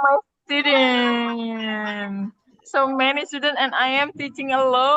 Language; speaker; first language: English; non-native, learner; Indonesian